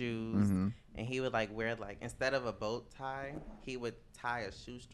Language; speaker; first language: English; native; English